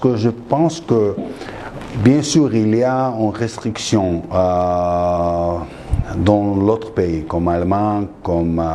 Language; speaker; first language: French; non-native, fluent; Georgian